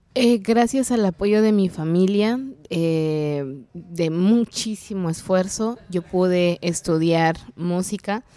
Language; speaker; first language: Spanish; non-native, local second language; Kaqchikel